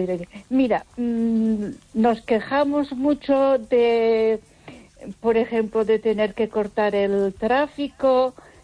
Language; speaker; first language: Spanish; non-native, local second language; Catalan